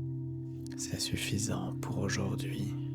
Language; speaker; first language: French; native; French